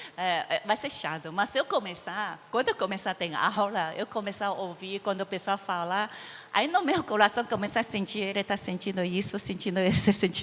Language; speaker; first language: Portuguese; non-native, fluent; Chinese